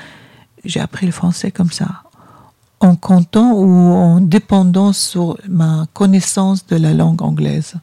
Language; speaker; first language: French; non-native, fluent; Arabic